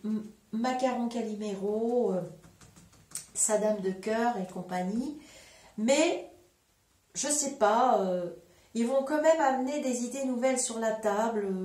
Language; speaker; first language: French; native; French